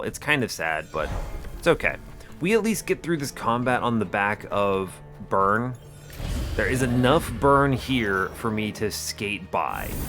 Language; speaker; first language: English; native; English